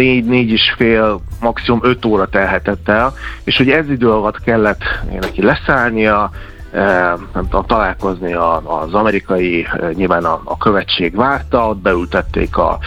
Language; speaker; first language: Hungarian; native; Hungarian